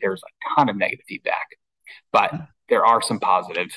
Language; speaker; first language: English; native; English